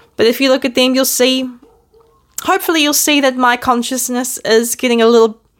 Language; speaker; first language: English; native; English